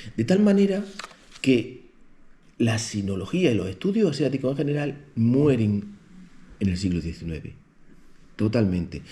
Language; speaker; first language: Spanish; native; Spanish